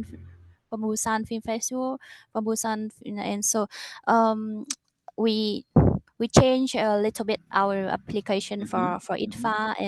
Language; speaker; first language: English; non-native, learner; Vietnamese